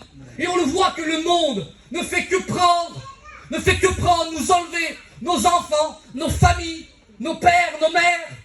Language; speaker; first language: French; native; French